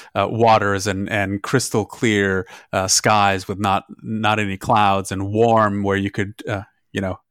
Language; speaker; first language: English; non-native, fluent; German